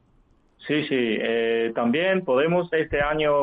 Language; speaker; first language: Spanish; non-native, fluent; Chinese